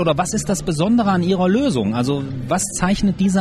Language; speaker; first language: German; native; German